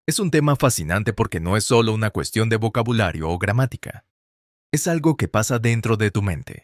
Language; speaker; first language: Spanish; non-native, fluent; English